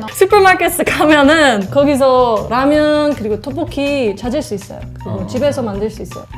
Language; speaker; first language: Korean; non-native, learner; English